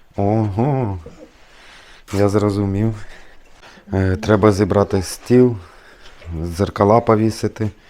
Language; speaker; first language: Ukrainian; native; Ukrainian